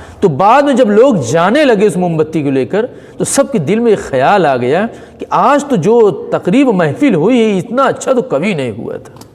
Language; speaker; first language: Urdu; native; Urdu